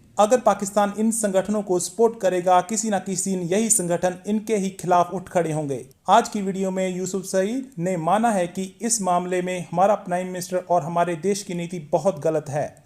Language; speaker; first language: Hindi; native; Hindi